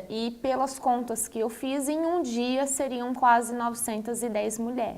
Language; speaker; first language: Portuguese; native; Portuguese